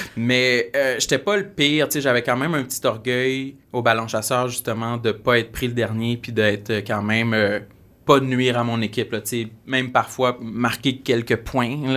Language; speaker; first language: French; native; French